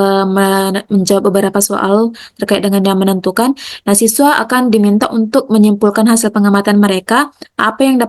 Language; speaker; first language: Indonesian; native; Indonesian